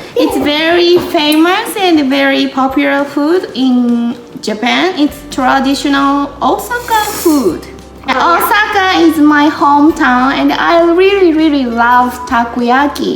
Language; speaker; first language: English; non-native, fluent; Japanese